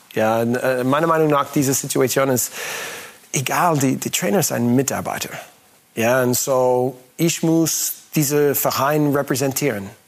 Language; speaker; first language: German; non-native, learner; English